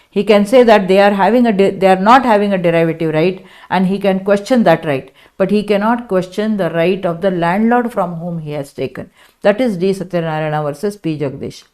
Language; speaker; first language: English; non-native, local second language; Kannada